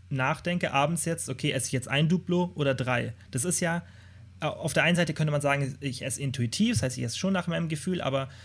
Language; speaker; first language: German; native; German